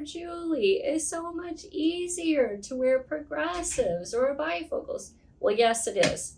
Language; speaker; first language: English; native; English